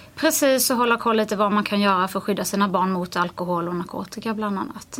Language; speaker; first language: Swedish; native; Swedish